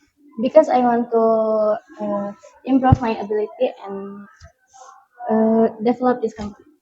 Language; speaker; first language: English; non-native, learner; Indonesian